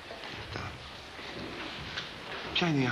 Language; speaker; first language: Greek; non-native, learner; English